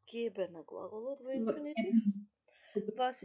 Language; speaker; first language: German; non-native, fluent; Macedonian